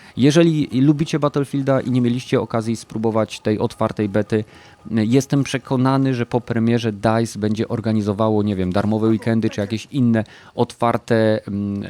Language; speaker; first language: Polish; native; Polish